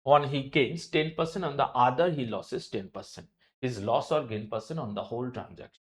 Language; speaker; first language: English; non-native, local second language; Bangla